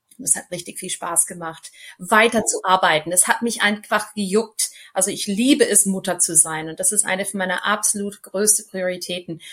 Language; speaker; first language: German; non-native, fluent; English